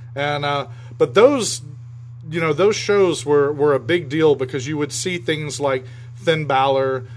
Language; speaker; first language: English; native; English